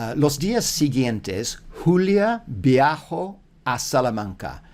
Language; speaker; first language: Spanish; non-native, learner; English